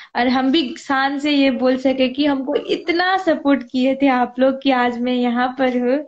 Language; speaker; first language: Hindi; non-native, local second language; Nepali